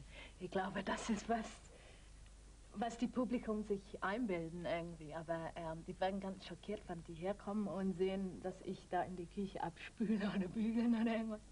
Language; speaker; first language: German; non-native, fluent; English